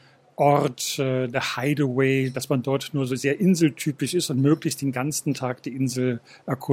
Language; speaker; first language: German; native; German